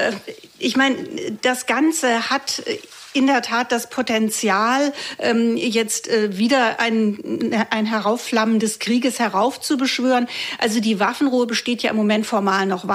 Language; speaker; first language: German; native; German